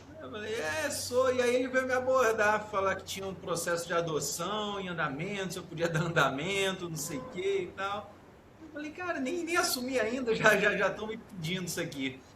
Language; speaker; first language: Portuguese; native; Portuguese